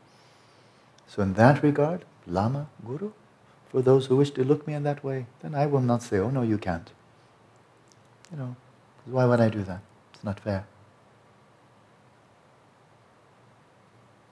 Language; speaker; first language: English; native; English